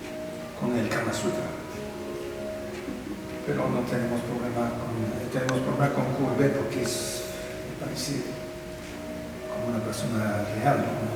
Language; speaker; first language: Spanish; non-native, fluent; French